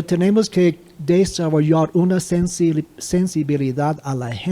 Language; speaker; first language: Spanish; non-native, fluent; English